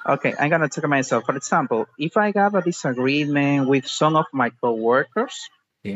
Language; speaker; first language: English; non-native, fluent; Spanish